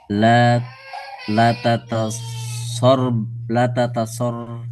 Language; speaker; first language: Arabic; non-native, learner; Indonesian